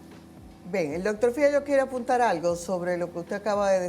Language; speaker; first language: Spanish; native; Spanish